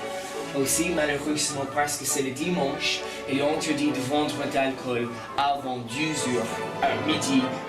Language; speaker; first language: French; non-native, learner; English